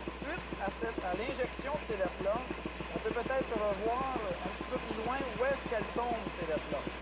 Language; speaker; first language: French; native; French